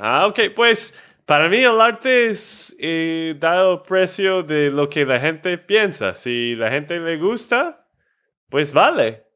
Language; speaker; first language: Spanish; non-native, fluent; English